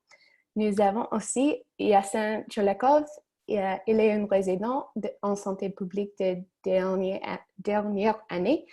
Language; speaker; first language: French; non-native, learner; English